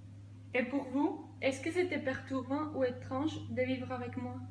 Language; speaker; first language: French; non-native, fluent; Spanish